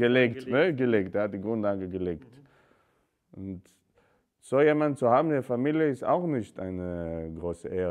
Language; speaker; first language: German; non-native, fluent; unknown